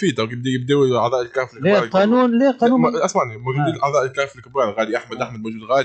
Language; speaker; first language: Arabic; native; Arabic